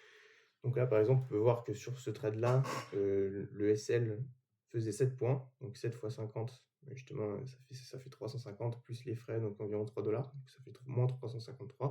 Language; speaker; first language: French; native; French